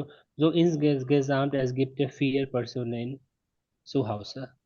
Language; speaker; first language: German; non-native, learner; Hindi